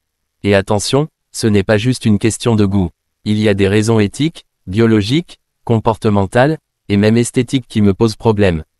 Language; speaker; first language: French; native; French